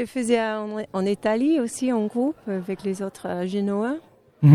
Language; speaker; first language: French; non-native, fluent; English